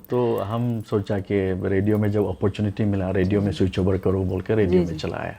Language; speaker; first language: Hindi; non-native, local second language; Nyishi